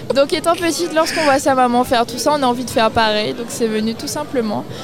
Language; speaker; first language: French; native; French